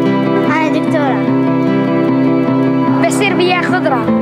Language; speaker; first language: Arabic; native; Arabic